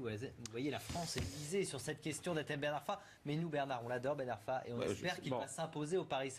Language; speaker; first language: French; native; French